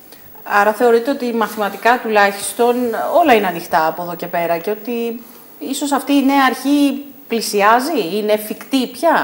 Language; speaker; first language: Greek; native; Greek